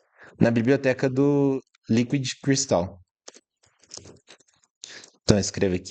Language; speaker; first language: Portuguese; native; Portuguese